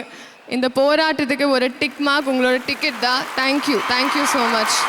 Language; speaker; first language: Tamil; non-native, fluent; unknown